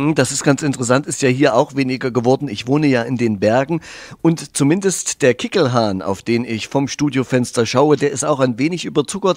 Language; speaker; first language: German; native; German